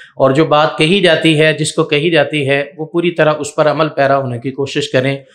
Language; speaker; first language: Urdu; non-native, local second language; Punjabi